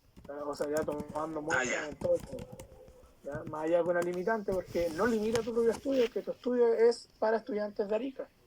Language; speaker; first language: Spanish; native; Spanish